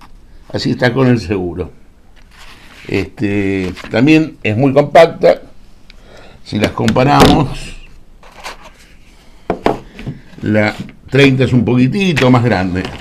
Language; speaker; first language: Spanish; native; Spanish